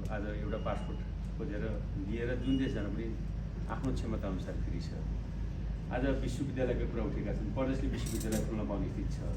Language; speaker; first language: Nepali; native; Nepali